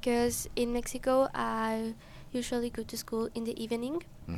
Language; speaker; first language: English; non-native, learner; Spanish